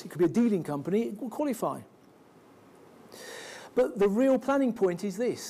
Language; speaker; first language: English; native; English